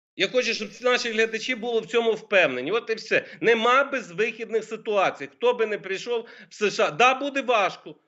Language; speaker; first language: Ukrainian; native; Ukrainian